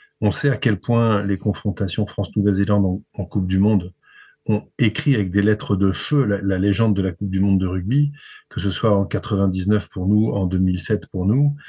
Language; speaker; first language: French; native; French